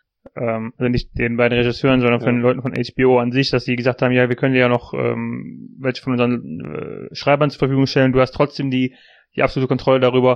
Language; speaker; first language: German; native; German